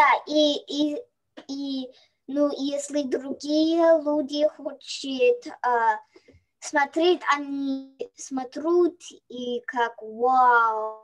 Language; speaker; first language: Russian; early bilingual, heritage; Russian